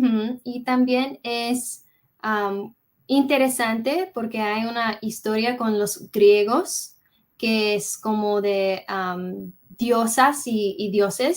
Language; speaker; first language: Spanish; early bilingual, heritage; English